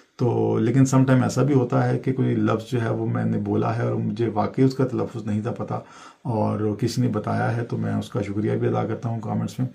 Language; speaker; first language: Urdu; non-native, local second language; Punjabi